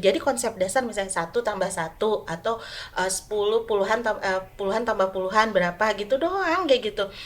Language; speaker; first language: Indonesian; non-native, local second language; Sundanese